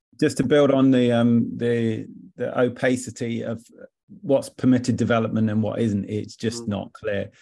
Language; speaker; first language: English; native; English